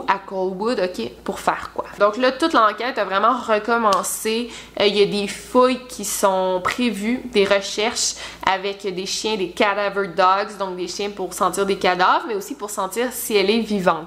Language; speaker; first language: French; native; French